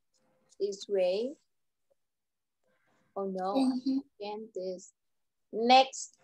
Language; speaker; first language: English; non-native, learner; Vietnamese